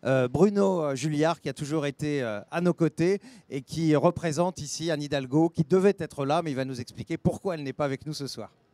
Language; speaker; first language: French; native; French